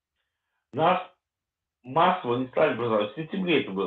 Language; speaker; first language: Russian; native; Russian